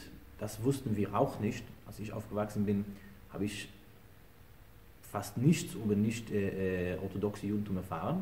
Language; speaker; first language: German; non-native, fluent; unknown